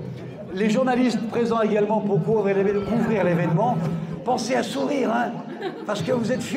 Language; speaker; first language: French; native; French